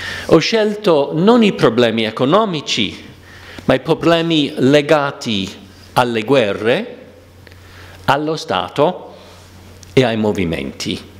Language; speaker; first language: Italian; non-native, fluent; English